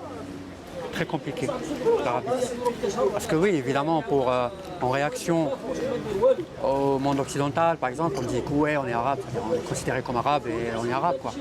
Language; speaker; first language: French; native; French